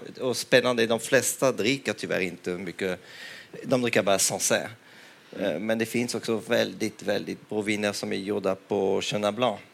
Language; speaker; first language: Swedish; non-native, fluent; French